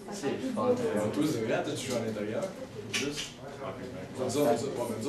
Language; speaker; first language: French; native; French